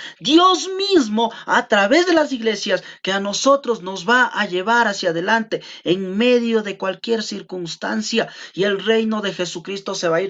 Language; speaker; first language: Spanish; native; Spanish